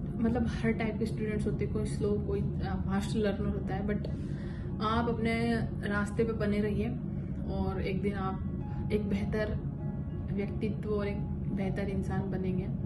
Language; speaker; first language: Hindi; native; Hindi